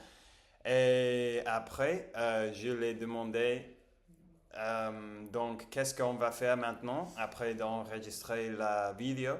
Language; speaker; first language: French; non-native, learner; English